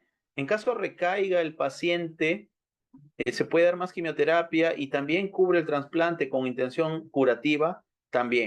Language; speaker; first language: Spanish; native; Spanish